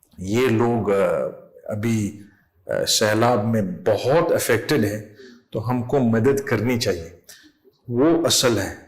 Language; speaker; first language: Urdu; non-native, fluent; English